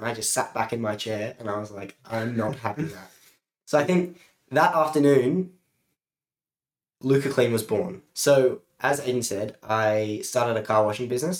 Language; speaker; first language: English; native; English